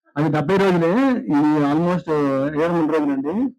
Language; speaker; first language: Telugu; native; Telugu